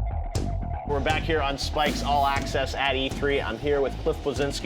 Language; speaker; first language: English; native; English